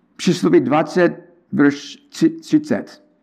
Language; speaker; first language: Czech; non-native, learner; English